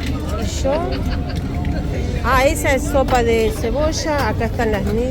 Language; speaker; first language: Spanish; non-native, fluent; Russian